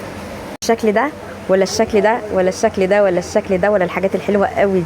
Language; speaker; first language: Arabic; native; Arabic